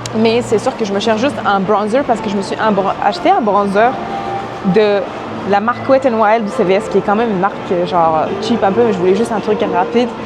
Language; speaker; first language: French; early bilingual, other home language; Arabic